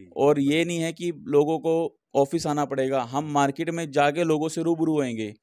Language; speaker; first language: Hindi; native; Hindi